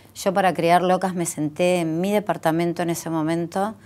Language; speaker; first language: Spanish; native; Spanish